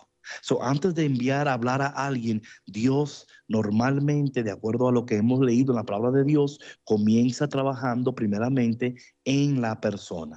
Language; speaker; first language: Spanish; native; Spanish